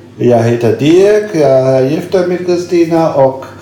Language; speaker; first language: Swedish; non-native, learner; German